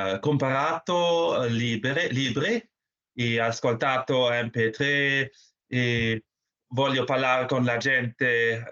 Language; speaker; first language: Italian; non-native, learner; German